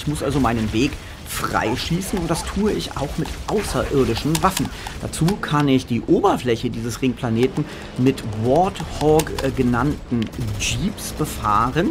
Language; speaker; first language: German; native; German